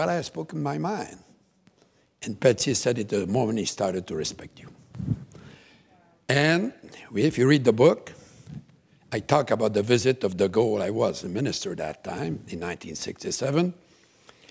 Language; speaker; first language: English; non-native, fluent; French